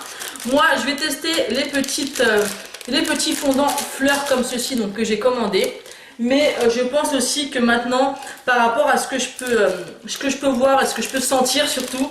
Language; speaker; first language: French; native; French